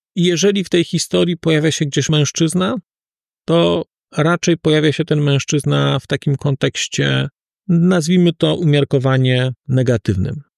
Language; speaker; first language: Polish; native; Polish